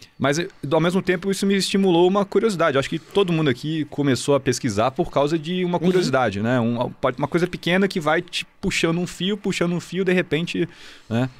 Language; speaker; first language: Portuguese; native; Portuguese